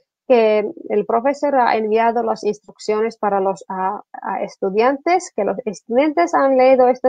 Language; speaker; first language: Spanish; non-native, fluent; Finnish